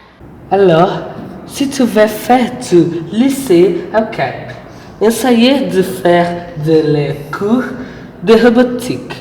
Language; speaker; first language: French; non-native, learner; Portuguese